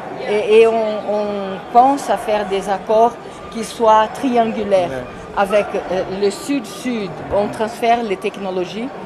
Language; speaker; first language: French; non-native, fluent; Portuguese